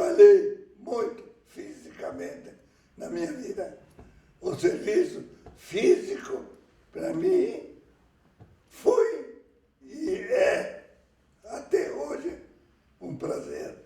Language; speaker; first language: Portuguese; early bilingual, other home language; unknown